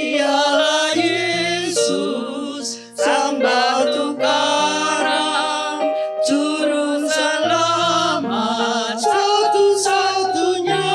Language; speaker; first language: Indonesian; native; Indonesian